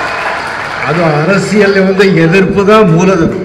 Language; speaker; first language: Tamil; non-native, fluent; Marathi